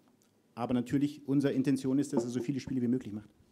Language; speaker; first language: German; native; German